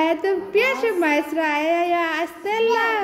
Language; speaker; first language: Italian; non-native, learner; Bangla